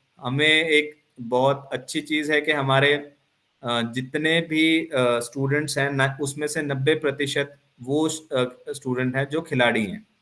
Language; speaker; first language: Hindi; non-native, local second language; Punjabi